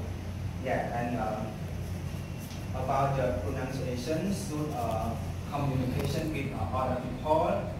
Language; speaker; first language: English; non-native, learner; Khmer